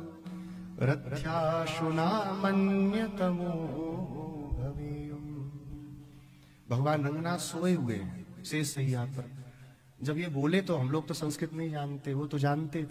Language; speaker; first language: Hindi; native; Hindi